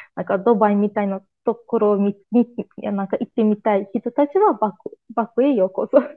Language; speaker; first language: Japanese; non-native, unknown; Azerbaijani